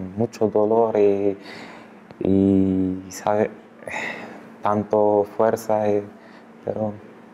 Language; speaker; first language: Spanish; non-native, learner; Arabic